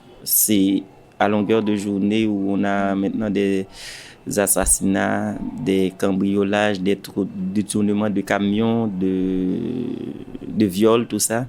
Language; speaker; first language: French; non-native, local second language; Haitian Creole